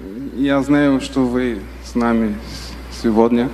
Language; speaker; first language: Russian; non-native, learner; Bulgarian